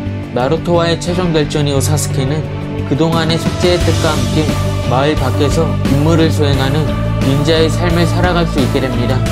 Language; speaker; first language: Korean; native; Korean